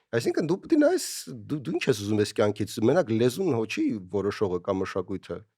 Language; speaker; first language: Armenian; early bilingual, other home language; Russian